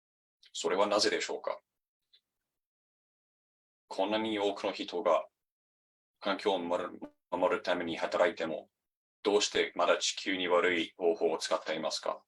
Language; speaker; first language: Japanese; non-native, fluent; English